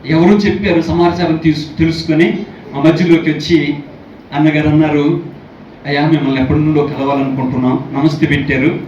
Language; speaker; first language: Telugu; non-native, local second language; Koya